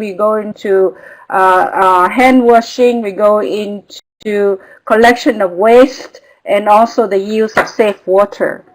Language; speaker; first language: English; non-native, fluent; Vietnamese